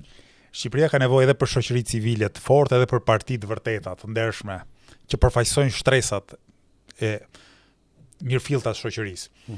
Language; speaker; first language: Albanian; native; Albanian